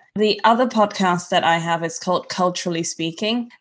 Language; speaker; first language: English; non-native, local second language; Cantonese